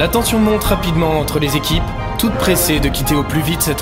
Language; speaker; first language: French; native; French